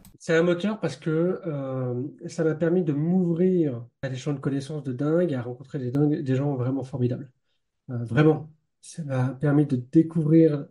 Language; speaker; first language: French; native; French